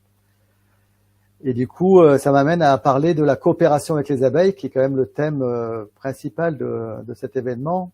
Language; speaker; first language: French; native; French